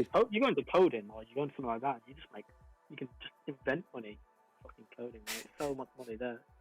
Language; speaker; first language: English; native; English